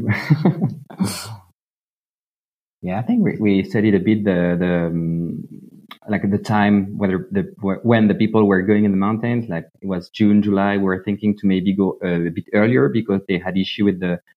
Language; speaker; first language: English; non-native, fluent; French